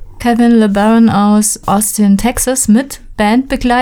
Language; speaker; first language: German; native; German